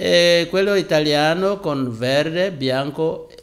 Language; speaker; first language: Italian; non-native, learner; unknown